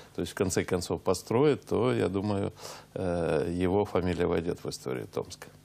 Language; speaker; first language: Russian; native; Russian